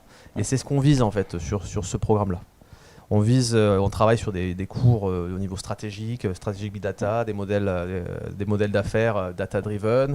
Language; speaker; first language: French; native; French